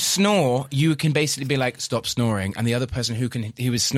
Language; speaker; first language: English; native; English